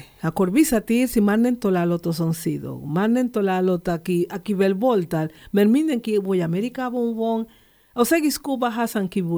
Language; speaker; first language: Hungarian; non-native, learner; Spanish